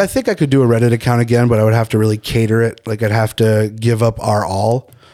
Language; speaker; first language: English; native; English